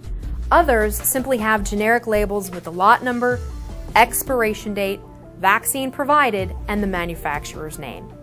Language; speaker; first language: English; native; English